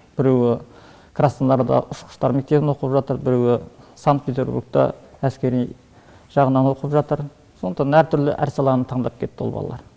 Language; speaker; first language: Kazakh; early bilingual, heritage; Kazakh